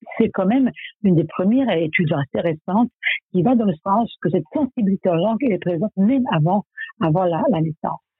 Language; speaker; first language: French; non-native, fluent; Serbian